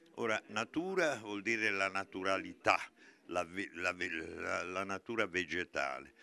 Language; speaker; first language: Italian; native; Italian